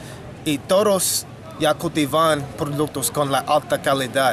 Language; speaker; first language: Spanish; non-native, fluent; English